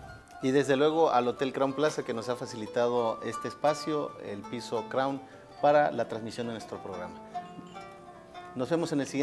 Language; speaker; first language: Spanish; native; Spanish